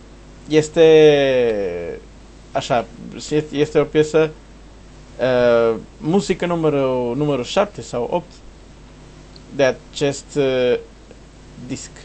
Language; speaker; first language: Romanian; non-native, learner; Portuguese